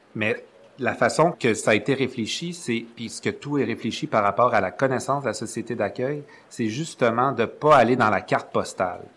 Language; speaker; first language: French; native; French